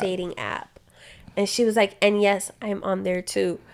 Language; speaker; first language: English; native; English